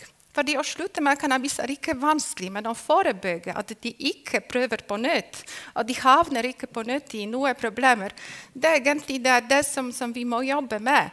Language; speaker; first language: Norwegian; non-native, fluent; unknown